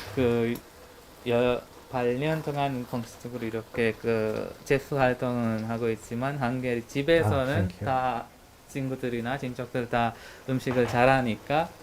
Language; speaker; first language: Korean; non-native, learner; Hungarian